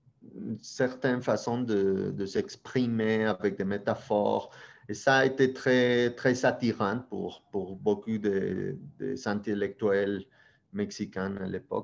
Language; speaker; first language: French; non-native, fluent; Spanish